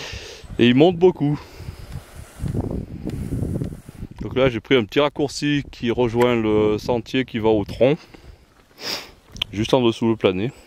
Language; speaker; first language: French; native; French